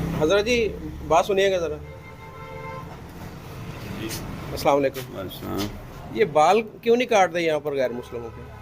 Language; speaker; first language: Hindi; non-native, local second language; Punjabi